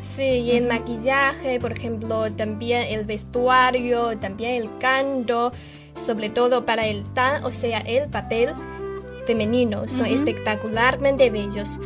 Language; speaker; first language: Spanish; non-native, fluent; Chinese